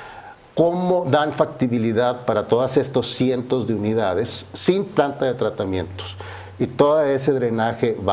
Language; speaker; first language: Spanish; native; Spanish